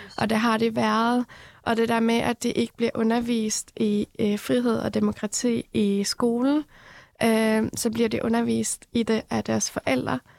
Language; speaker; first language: Danish; non-native, fluent; Persian